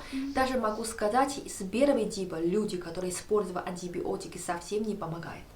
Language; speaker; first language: Russian; non-native, learner; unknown